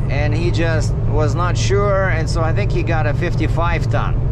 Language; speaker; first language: English; native; English